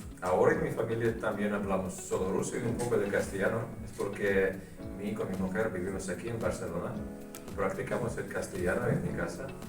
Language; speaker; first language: Spanish; non-native, learner; Russian